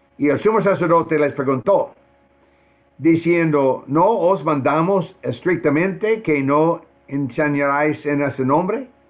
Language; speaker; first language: Spanish; non-native, fluent; English